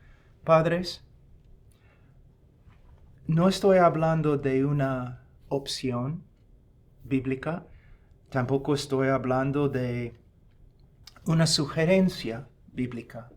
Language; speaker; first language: Spanish; non-native, fluent; English